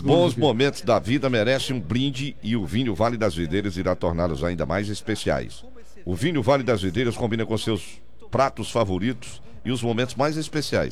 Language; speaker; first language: Portuguese; native; Portuguese